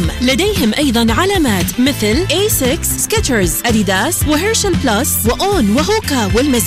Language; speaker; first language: Arabic; native; Arabic